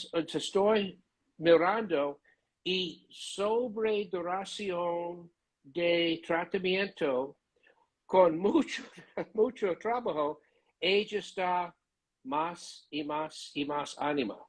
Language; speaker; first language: Spanish; non-native, learner; English